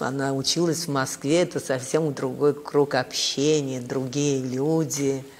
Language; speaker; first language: Russian; native; Russian